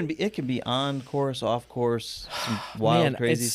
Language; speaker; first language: English; native; English